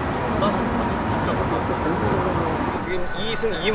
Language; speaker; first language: Korean; native; Korean